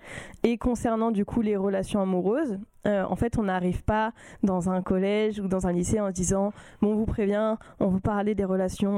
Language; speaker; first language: French; native; French